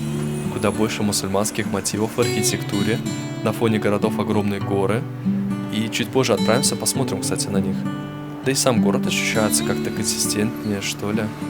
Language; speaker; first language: Russian; native; Russian